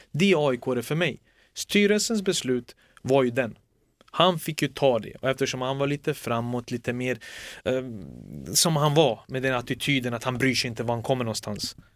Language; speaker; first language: Swedish; early bilingual, other home language; Serbian